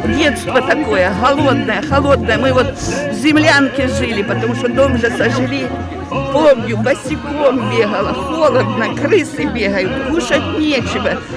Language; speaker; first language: Russian; native; Russian